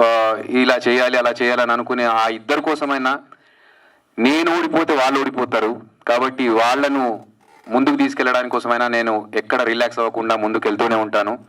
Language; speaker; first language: Telugu; native; Telugu